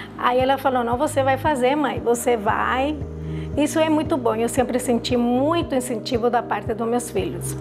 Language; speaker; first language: Portuguese; non-native, fluent; Spanish